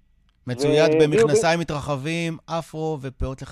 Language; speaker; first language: Hebrew; native; Hebrew